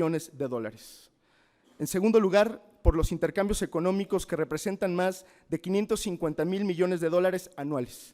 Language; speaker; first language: Spanish; native; Spanish